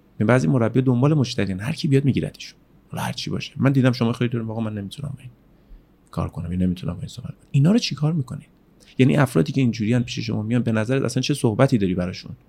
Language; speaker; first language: Persian; native; Persian